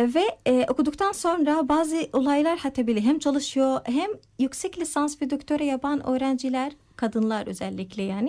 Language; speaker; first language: Turkish; non-native, fluent; Arabic